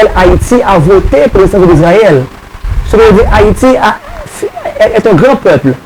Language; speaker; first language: French; non-native, local second language; Haitian Creole